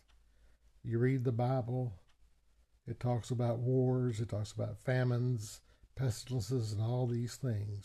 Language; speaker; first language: English; native; English